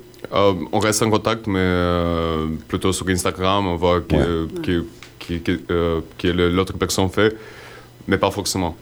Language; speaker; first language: French; non-native, fluent; Romanian